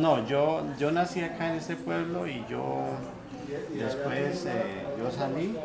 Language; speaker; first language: Spanish; native; Spanish